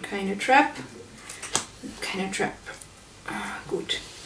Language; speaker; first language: German; native; German